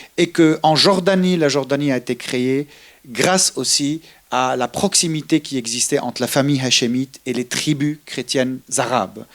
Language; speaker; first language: French; non-native, local second language; Arabic